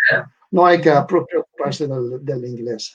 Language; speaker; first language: Spanish; non-native, fluent; Dutch